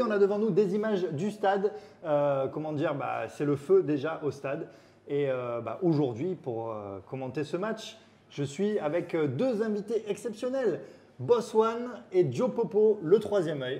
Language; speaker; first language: French; native; French